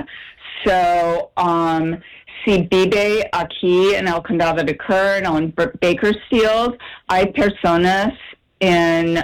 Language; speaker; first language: Spanish; non-native, learner; English